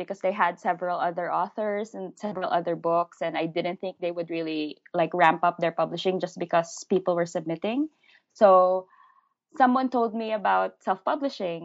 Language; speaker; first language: English; native; English